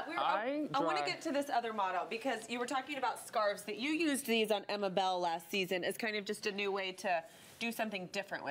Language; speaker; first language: English; native; English